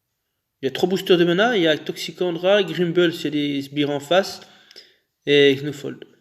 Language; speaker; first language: French; native; French